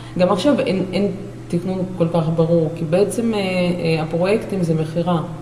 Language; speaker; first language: Hebrew; non-native, fluent; Russian